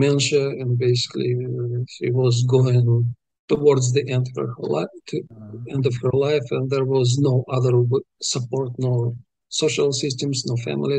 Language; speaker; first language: English; non-native, fluent; Russian